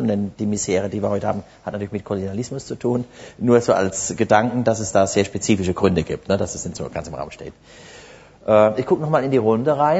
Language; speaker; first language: German; native; German